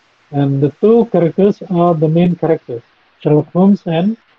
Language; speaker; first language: English; non-native, fluent; Indonesian